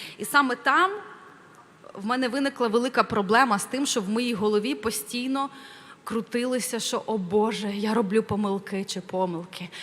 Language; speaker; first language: Ukrainian; non-native, local second language; Russian